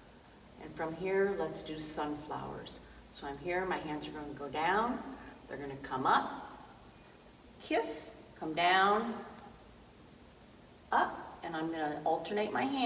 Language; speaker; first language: English; native; English